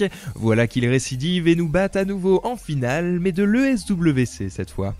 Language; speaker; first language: French; native; French